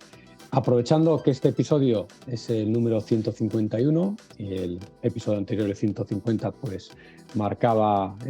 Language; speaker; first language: Spanish; native; Spanish